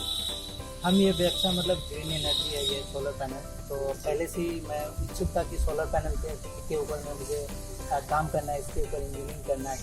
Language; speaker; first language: Hindi; native; Hindi